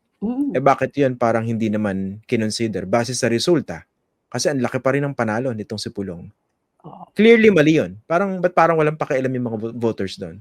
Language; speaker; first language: Filipino; native; Filipino